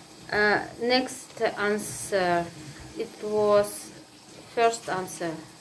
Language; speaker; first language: English; non-native, learner; Russian